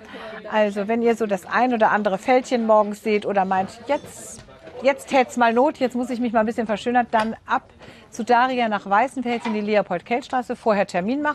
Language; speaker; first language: German; native; German